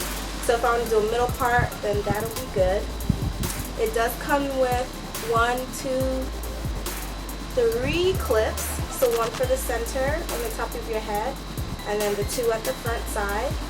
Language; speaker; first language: English; native; English